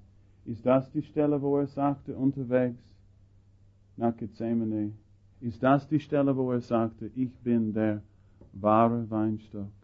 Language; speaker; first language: German; non-native, fluent; English